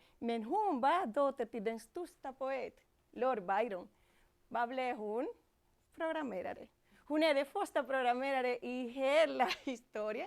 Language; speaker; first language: Swedish; non-native, fluent; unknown